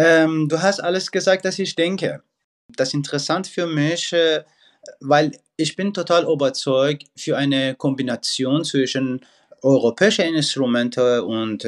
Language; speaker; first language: German; non-native, fluent; Persian